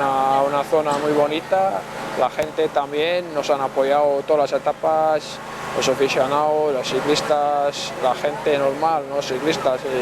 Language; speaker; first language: Spanish; non-native, learner; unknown